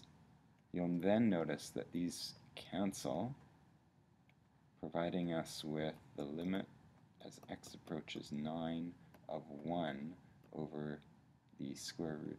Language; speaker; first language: English; native; English